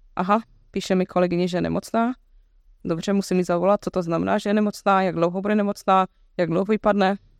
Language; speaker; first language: Czech; native; Czech